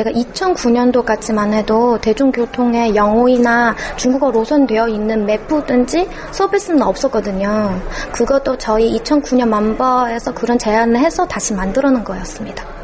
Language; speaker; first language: Korean; non-native, fluent; Chinese